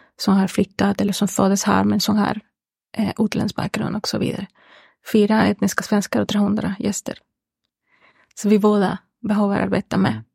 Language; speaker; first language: Swedish; non-native, fluent; Spanish